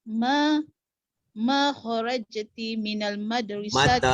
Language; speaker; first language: Arabic; non-native, learner; Malay